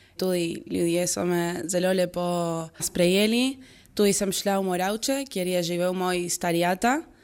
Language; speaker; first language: Slovenian; early bilingual, heritage; Slovenian